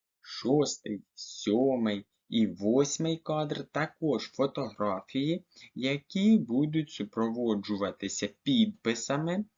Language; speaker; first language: Ukrainian; native; Ukrainian